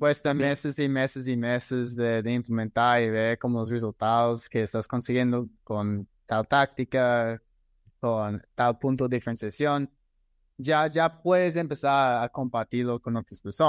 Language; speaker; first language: Spanish; non-native, fluent; English